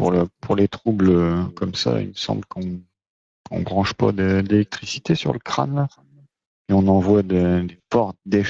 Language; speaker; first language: French; native; French